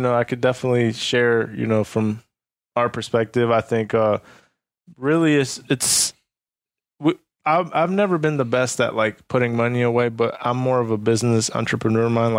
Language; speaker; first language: English; early bilingual, other home language; Spanish